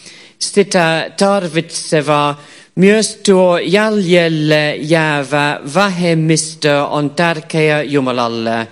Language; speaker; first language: Finnish; non-native, fluent; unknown